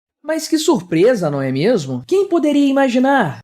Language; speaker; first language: Portuguese; native; Portuguese